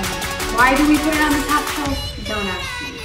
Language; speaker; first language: English; native; English